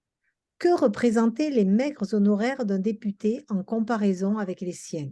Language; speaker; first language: French; native; French